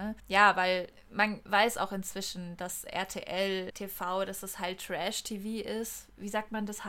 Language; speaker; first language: German; native; German